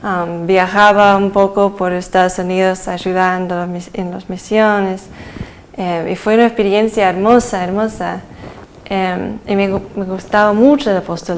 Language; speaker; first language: Spanish; early bilingual, heritage; Spanish